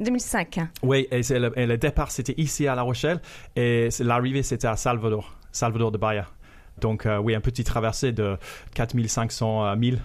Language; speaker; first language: French; non-native, fluent; English